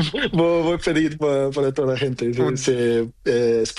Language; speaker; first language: Spanish; non-native, learner; Portuguese